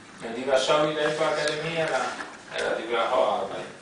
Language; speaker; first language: Danish; non-native, fluent; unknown